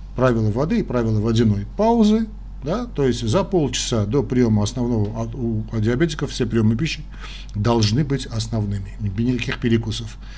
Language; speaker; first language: Russian; non-native, local second language; Armenian